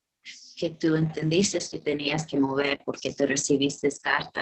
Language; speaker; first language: Spanish; early bilingual, heritage; Spanish